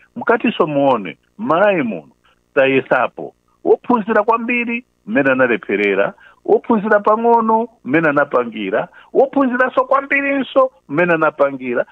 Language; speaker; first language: Nyanja; non-native, local second language; Tumbuka